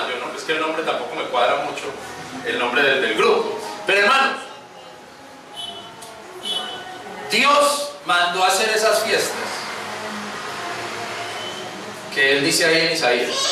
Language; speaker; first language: Spanish; native; Spanish